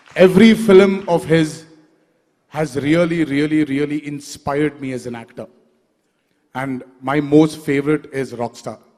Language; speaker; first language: English; non-native, local second language; Telugu